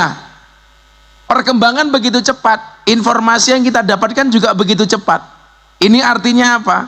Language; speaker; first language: Indonesian; non-native, local second language; Javanese